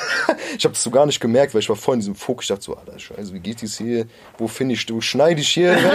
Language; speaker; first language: German; native; German